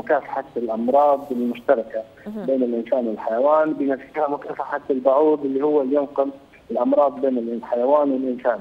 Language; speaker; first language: Arabic; native; Arabic